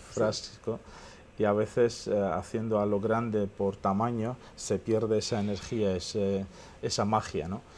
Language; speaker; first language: Spanish; non-native, fluent; Armenian